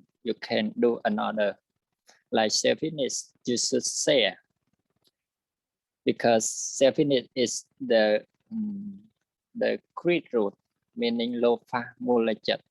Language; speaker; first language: English; non-native, learner; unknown